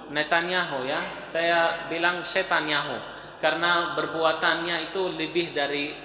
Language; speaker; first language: Indonesian; non-native, fluent; Arabic